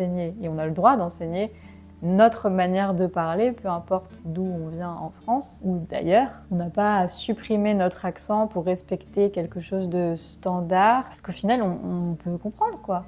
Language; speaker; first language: French; native; French